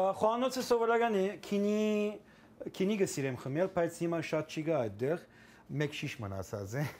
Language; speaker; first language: Armenian; early bilingual, heritage; Armenian